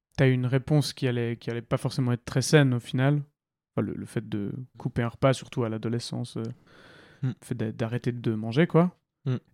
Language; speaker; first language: French; native; French